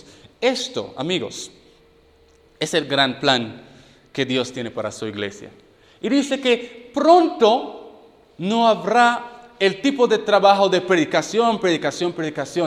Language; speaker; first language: Spanish; non-native, fluent; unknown